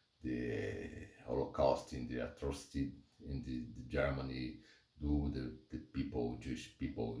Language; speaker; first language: English; non-native, learner; Portuguese